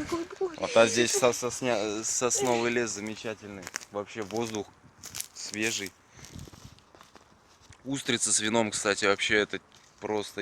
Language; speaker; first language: Russian; native; Russian